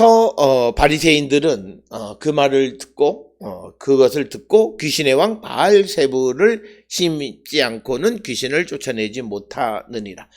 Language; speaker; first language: Korean; native; Korean